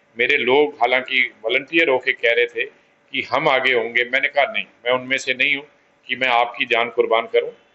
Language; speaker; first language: Hindi; non-native, local second language; Pahari-Potwari